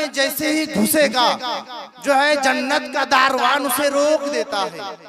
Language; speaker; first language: Urdu; non-native, local second language; Bangla